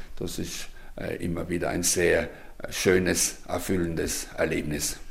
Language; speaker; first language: German; native; German